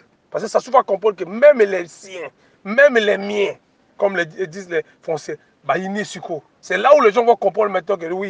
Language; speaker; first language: French; non-native, local second language; Lingala